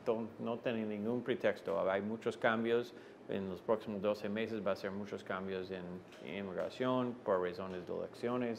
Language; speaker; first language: Spanish; non-native, fluent; English